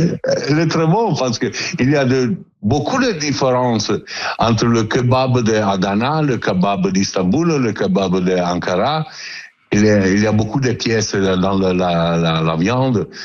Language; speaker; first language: French; non-native, learner; Italian